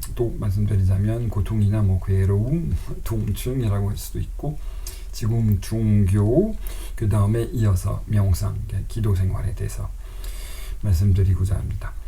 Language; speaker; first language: Korean; non-native, fluent; French